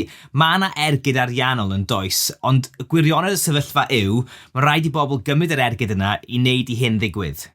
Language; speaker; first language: Welsh; native; Welsh